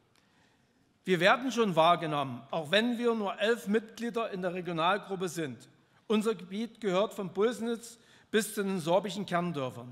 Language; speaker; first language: German; native; German